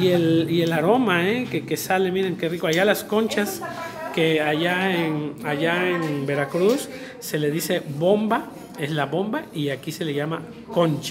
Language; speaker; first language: Spanish; native; Spanish